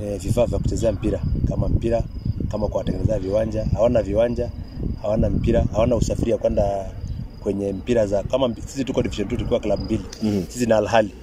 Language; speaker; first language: Swahili; non-native, local second language; Masai